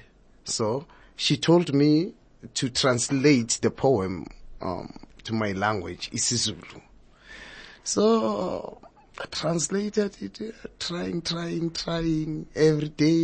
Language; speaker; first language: English; non-native, local second language; Zulu